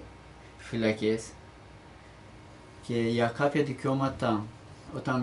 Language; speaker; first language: Greek; non-native, learner; Turkish